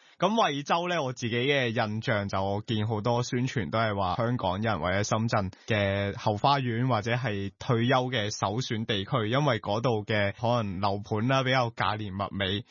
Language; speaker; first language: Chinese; non-native, local second language; Cantonese